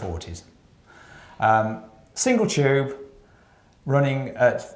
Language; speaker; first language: English; native; English